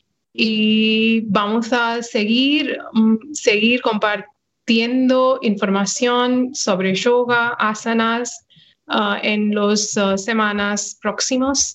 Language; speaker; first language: Spanish; non-native, fluent; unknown